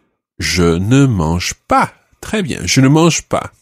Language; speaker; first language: French; non-native, fluent; English